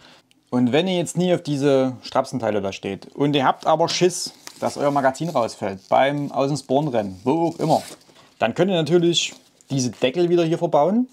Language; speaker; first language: German; native; German